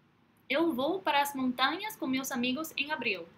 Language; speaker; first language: Portuguese; non-native, fluent; English